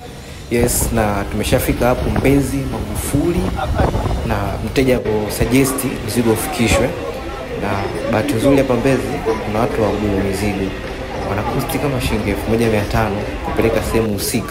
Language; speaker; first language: Swahili; native; Swahili